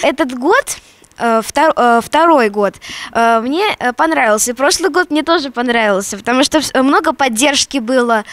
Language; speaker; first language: Russian; native; Russian